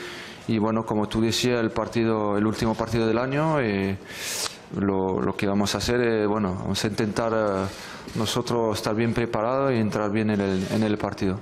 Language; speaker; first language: Spanish; non-native, fluent; French